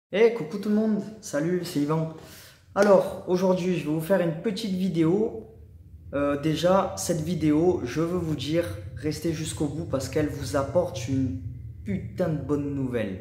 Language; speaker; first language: French; native; French